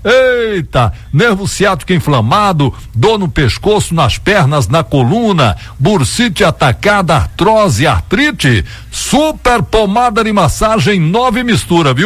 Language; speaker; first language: Portuguese; native; Portuguese